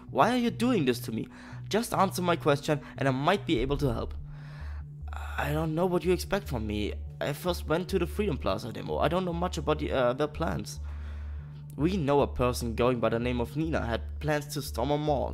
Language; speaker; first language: English; non-native, fluent; German